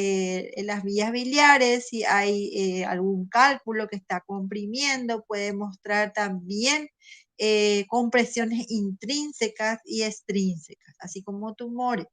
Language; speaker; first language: Spanish; native; Spanish